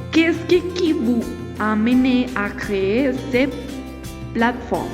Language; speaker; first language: French; non-native, learner; Spanish